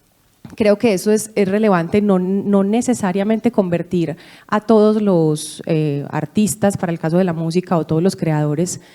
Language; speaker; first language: Spanish; native; Spanish